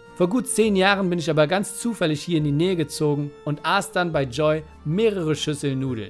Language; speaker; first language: German; native; German